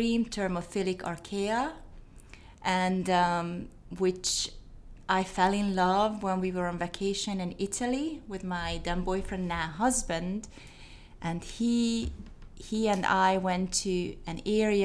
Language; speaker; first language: English; non-native, fluent; Hungarian